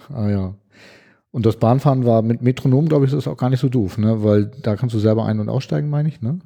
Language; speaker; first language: German; native; German